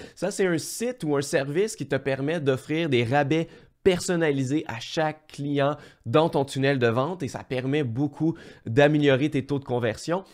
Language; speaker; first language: French; native; French